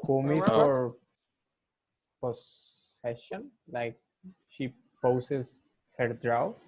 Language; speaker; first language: English; non-native, learner; Spanish